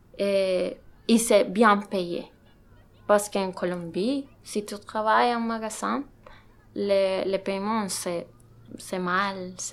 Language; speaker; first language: French; non-native, learner; Spanish